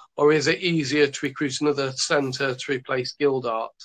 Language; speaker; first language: English; native; English